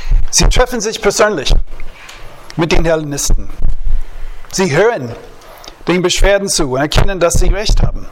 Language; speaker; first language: German; non-native, fluent; English